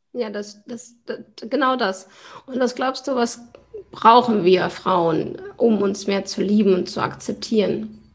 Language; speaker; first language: German; native; German